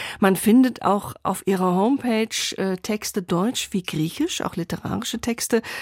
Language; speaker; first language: German; native; German